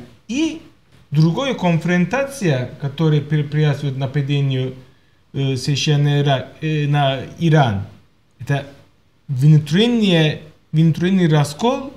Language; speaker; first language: Russian; non-native, fluent; Turkish